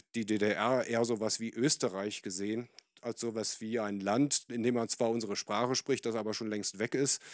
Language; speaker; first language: German; native; German